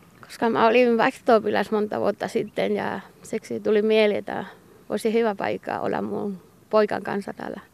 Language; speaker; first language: Finnish; non-native, learner; Basque